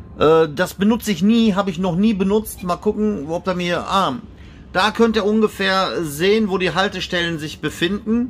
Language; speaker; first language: German; native; German